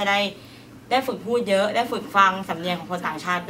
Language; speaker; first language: Thai; native; Thai